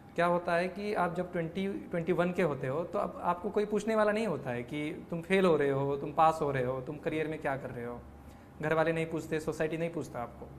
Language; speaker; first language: Hindi; non-native, local second language; Marathi